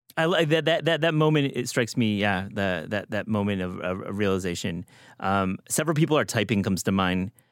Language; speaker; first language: English; native; English